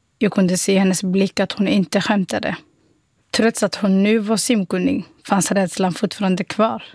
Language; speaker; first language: Swedish; non-native, fluent; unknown